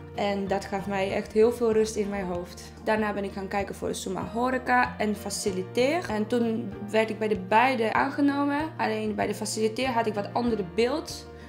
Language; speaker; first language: Dutch; non-native, fluent; Polish